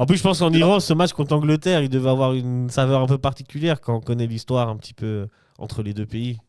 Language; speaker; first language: French; native; French